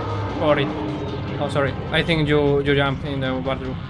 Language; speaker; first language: English; non-native, learner; Spanish